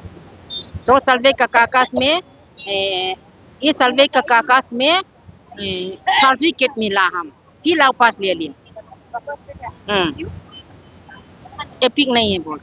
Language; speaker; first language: Hindi; non-native, local second language; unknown